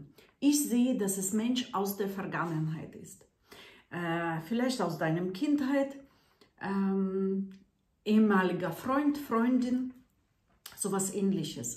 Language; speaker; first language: German; non-native, fluent; Russian